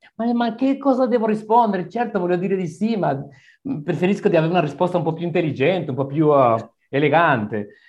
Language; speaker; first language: Italian; non-native, learner; Spanish